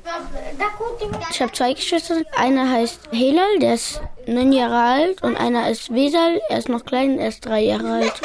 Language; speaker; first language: German; early bilingual, other home language; Pashto